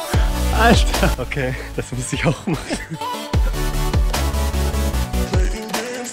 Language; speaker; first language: German; native; German